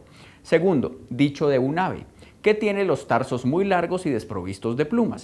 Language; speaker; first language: Spanish; native; Spanish